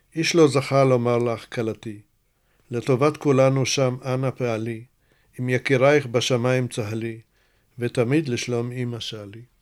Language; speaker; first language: Hebrew; early bilingual, other home language; Russian